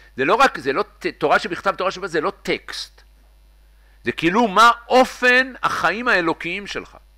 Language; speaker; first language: Hebrew; native; Hebrew